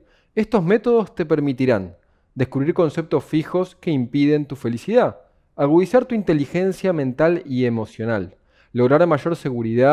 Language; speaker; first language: Spanish; native; Spanish